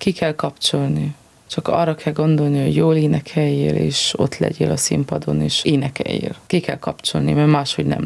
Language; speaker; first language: Hungarian; early bilingual, heritage; Hungarian